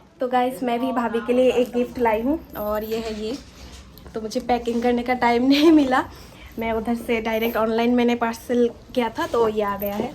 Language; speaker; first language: Hindi; non-native, local second language; Bangla